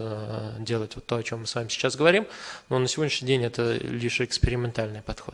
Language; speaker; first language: Russian; native; Russian